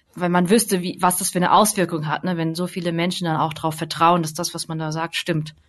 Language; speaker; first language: German; native; German